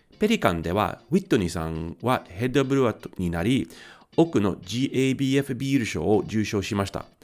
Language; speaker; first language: Japanese; non-native, fluent; English